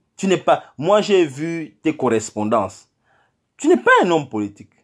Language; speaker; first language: French; non-native, local second language; Fang